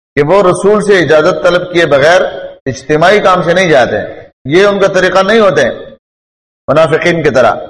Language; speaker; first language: Urdu; non-native, local second language; Pashto